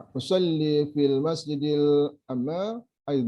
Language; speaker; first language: Arabic; non-native, learner; Malay